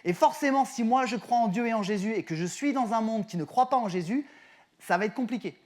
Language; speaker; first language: French; native; French